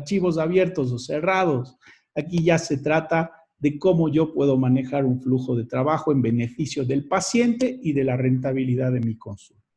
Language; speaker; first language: Spanish; native; Spanish